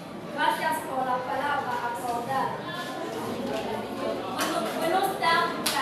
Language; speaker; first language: Spanish; non-native, learner; French